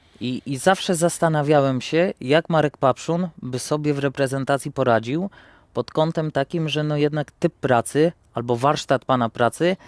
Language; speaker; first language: Polish; native; Polish